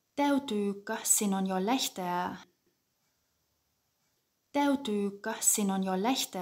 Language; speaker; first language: Finnish; non-native, fluent; German